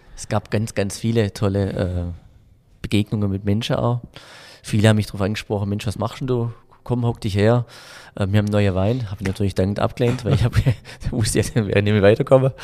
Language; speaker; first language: German; native; German